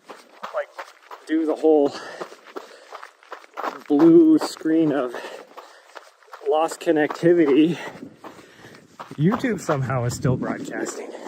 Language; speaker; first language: English; native; English